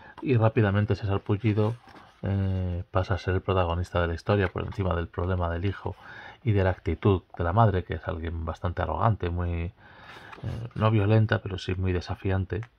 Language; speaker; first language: Spanish; native; Spanish